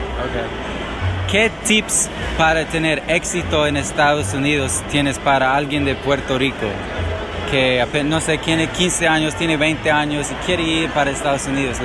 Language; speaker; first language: Spanish; non-native, learner; English